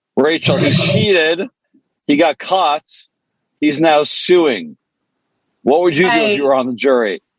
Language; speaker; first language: English; non-native, fluent; French